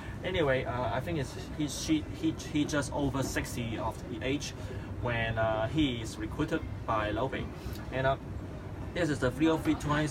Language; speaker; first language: English; non-native, local second language; Cantonese